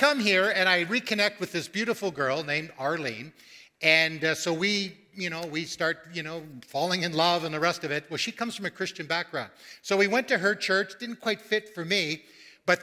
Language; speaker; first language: English; native; English